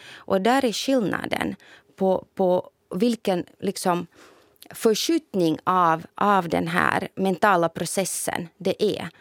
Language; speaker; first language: Swedish; non-native, fluent; Russian